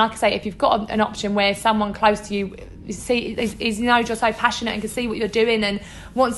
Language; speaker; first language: English; native; English